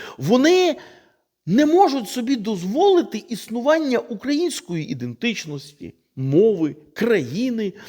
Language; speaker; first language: Ukrainian; non-native, local second language; Russian